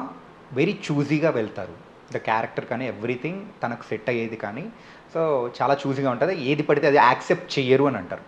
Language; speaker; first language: Telugu; native; Telugu